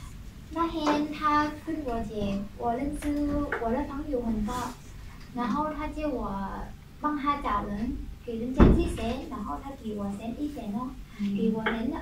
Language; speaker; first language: Chinese; non-native, learner; Vietnamese